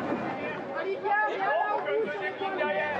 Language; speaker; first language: French; native; French